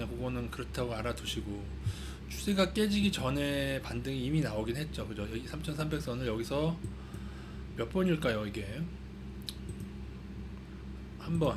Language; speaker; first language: Korean; native; Korean